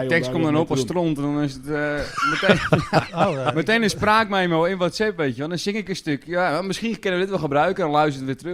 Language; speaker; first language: Dutch; native; Dutch